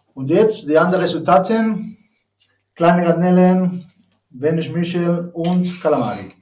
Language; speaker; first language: German; non-native, learner; Spanish